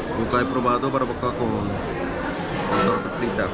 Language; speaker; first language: Spanish; non-native, learner; Korean